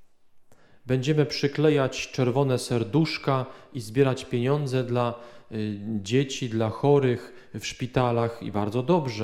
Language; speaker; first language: Polish; native; Polish